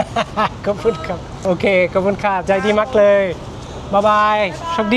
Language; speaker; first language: Thai; non-native, learner; French